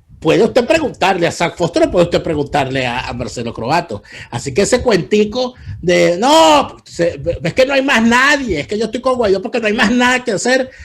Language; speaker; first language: Spanish; native; Spanish